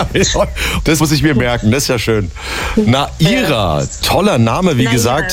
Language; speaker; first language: German; native; German